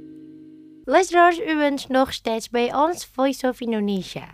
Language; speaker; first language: Dutch; non-native, fluent; Indonesian